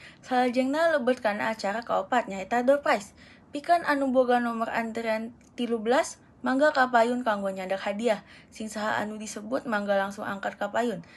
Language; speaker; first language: Sundanese; native; Sundanese